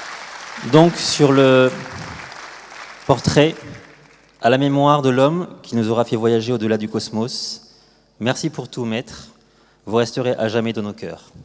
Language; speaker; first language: French; native; French